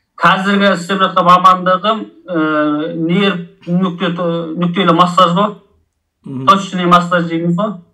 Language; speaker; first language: Kazakh; early bilingual, heritage; Kazakh